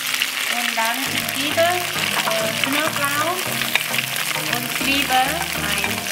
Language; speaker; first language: German; non-native, learner; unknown